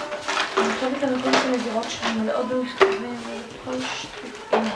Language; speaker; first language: Hebrew; native; Hebrew